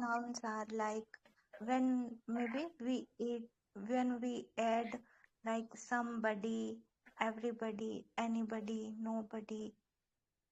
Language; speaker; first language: English; non-native, learner; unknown